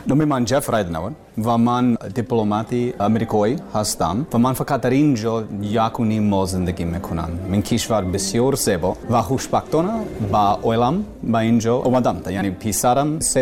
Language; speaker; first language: Persian; non-native, learner; English